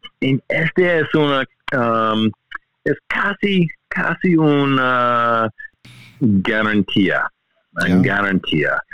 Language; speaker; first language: Spanish; non-native, learner; English